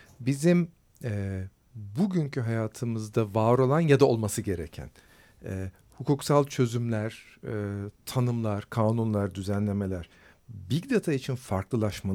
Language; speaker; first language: Turkish; native; Turkish